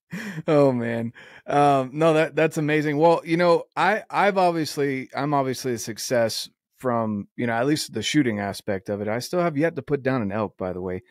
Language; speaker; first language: English; native; English